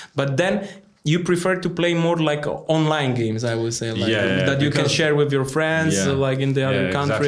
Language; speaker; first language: English; non-native, learner; Polish